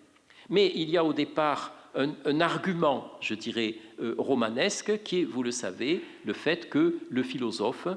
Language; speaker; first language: French; native; French